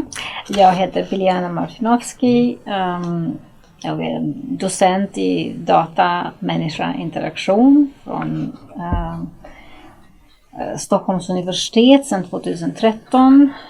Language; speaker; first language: Swedish; non-native, fluent; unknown